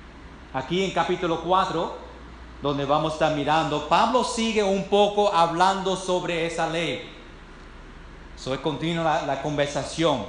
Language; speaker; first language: Spanish; non-native, fluent; English